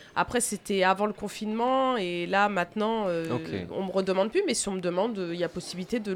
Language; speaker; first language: French; native; French